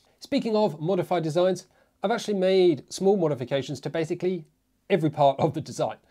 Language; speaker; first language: English; native; English